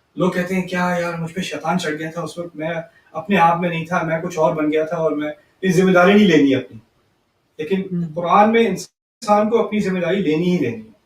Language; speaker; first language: Urdu; early bilingual, heritage; Urdu